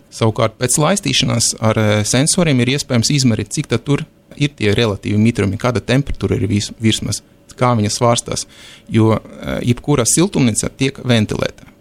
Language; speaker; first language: Latvian; non-native, local second language; Russian